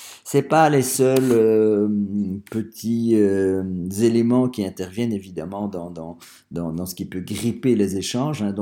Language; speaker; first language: French; native; French